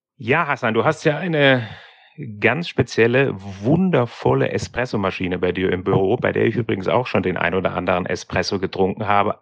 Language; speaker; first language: German; native; German